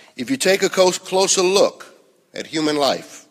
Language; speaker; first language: English; native; English